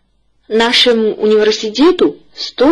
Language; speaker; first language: Russian; non-native, fluent; Chinese